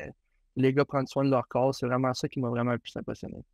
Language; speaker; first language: French; native; French